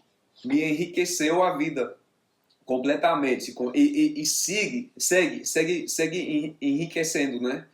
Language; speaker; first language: Portuguese; non-native, fluent; English